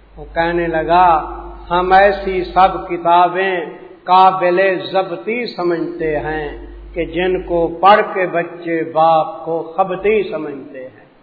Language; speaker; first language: Urdu; non-native, local second language; Punjabi